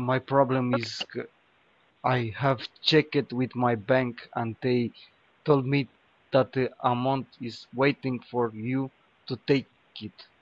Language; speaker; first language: English; non-native, learner; Romanian